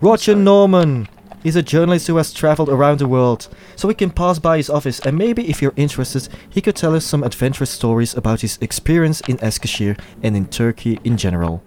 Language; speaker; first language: English; non-native, learner; Turkish